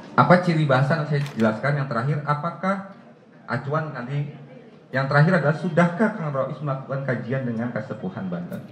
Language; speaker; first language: Indonesian; non-native, local second language; Javanese